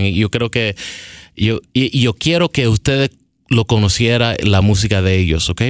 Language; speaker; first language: Spanish; early bilingual, other home language; English